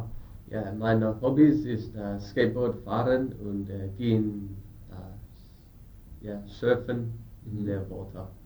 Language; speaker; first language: German; non-native, learner; English